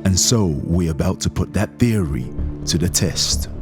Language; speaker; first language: English; native; English